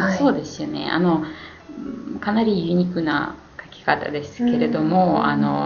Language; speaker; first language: Japanese; non-native, fluent; Ukrainian